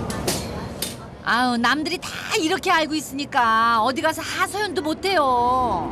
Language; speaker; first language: Korean; native; Korean